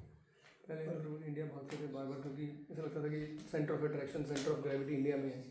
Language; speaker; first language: Hindi; native; Hindi